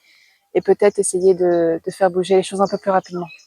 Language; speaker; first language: French; native; French